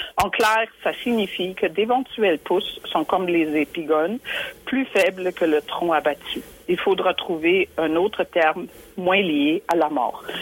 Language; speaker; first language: French; non-native, fluent; German